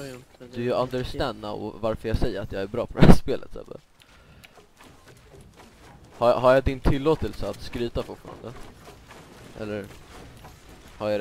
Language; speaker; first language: Swedish; native; Swedish